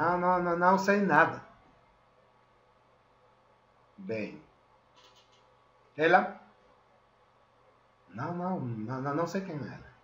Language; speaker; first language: Portuguese; non-native, fluent; Spanish